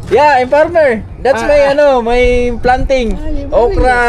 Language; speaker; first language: English; non-native, local second language; Filipino